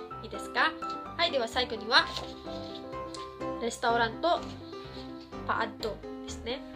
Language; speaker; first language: Japanese; non-native, fluent; Cebuano